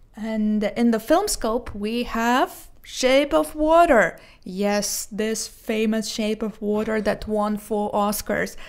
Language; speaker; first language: English; non-native, fluent; Hebrew